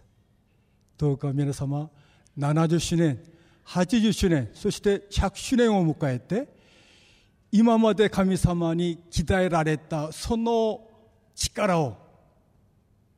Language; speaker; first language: Japanese; non-native, fluent; Korean